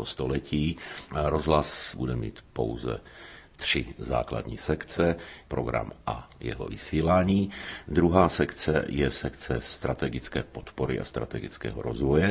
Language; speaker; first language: Czech; native; Czech